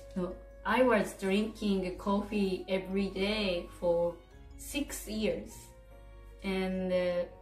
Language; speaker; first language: English; non-native, learner; Japanese